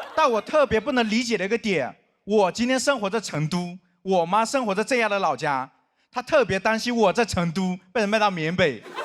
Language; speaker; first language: Chinese; non-native, local second language; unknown